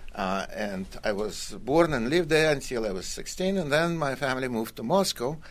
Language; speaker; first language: English; non-native, fluent; Russian